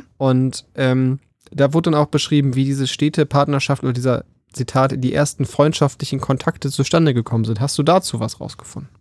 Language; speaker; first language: German; early bilingual, other home language; Polish